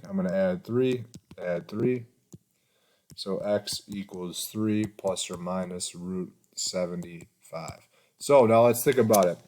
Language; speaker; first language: English; native; English